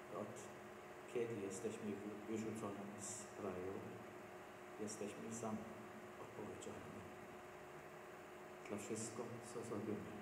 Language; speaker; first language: Polish; non-native, learner; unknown